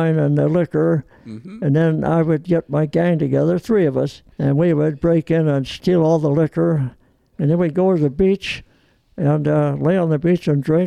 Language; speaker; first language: English; early bilingual, other home language; Italian